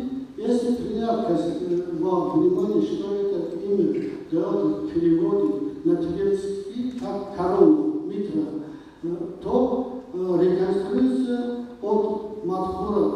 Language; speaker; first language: Russian; non-native, local second language; Tajik